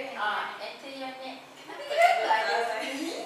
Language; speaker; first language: Malay; native; Malay